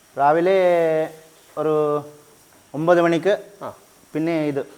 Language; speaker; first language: Malayalam; non-native, learner; Kannada